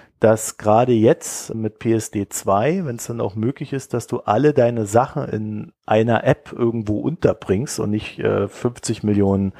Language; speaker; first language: German; native; German